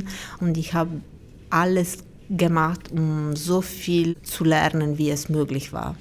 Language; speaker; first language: German; non-native, fluent; Italian